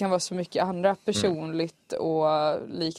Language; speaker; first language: Swedish; native; Swedish